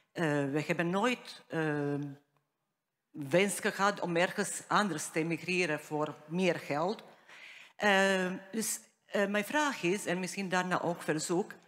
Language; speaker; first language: Dutch; non-native, fluent; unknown